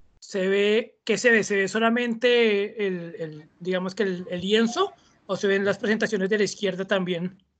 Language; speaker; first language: Spanish; native; Spanish